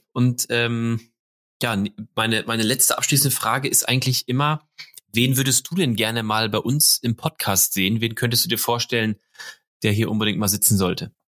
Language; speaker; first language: German; native; German